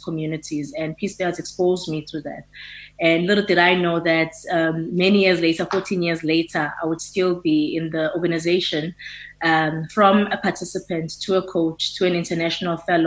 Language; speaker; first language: English; non-native, local second language; Xhosa